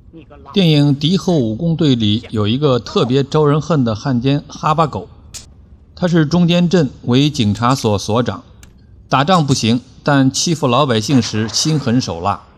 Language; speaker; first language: Chinese; native; Chinese